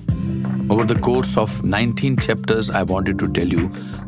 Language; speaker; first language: English; non-native, local second language; Kashmiri